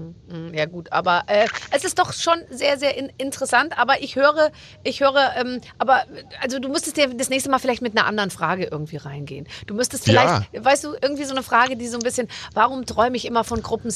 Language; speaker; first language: German; native; German